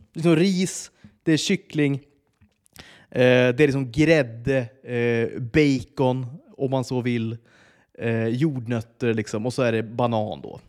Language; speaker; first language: Swedish; native; Swedish